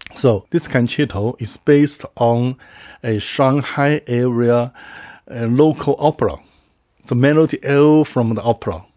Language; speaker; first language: English; non-native, fluent; Chinese